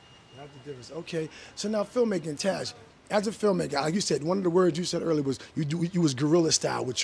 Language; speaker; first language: English; native; English